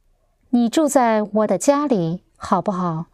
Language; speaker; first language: Chinese; non-native, learner; English